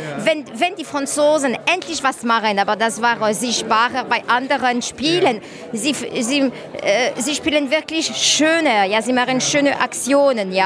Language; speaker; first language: German; non-native, fluent; French